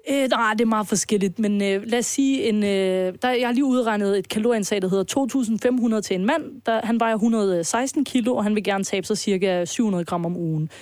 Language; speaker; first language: Danish; early bilingual, other home language; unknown